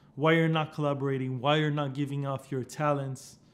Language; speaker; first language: English; non-native, fluent; Portuguese